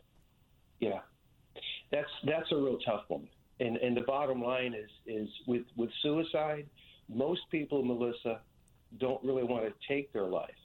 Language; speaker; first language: English; native; English